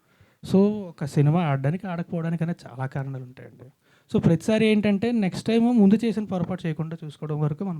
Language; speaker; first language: Telugu; native; Telugu